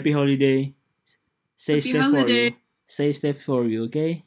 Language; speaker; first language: English; non-native, learner; Indonesian